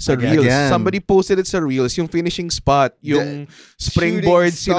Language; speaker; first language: English; non-native, local second language; Filipino